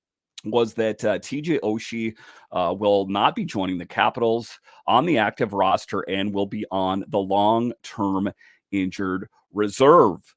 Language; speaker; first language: English; native; English